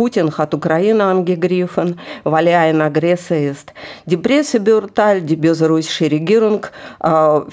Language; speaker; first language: German; non-native, fluent; Russian